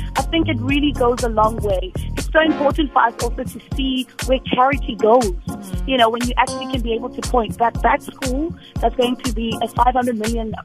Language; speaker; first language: English; non-native, local second language; Zulu